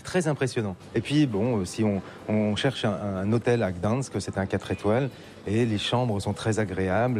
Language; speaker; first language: French; native; French